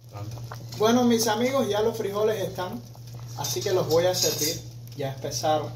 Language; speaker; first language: Spanish; native; Spanish